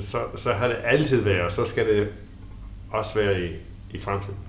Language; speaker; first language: Danish; non-native, learner; English